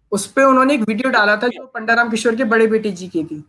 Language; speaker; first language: Hindi; native; Hindi